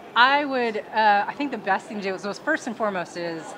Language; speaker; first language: English; native; English